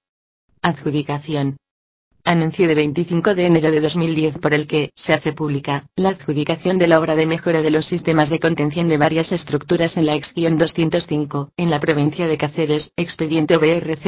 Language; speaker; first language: Spanish; native; Spanish